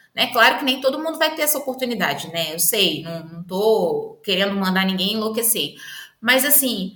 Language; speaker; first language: Portuguese; native; Portuguese